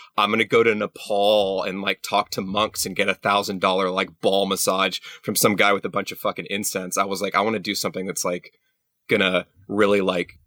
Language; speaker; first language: English; native; English